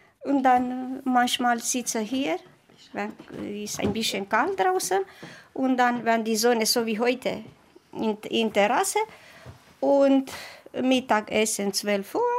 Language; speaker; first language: German; non-native, learner; Romanian